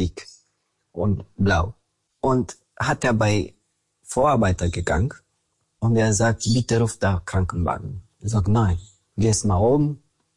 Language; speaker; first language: German; non-native, learner; Romanian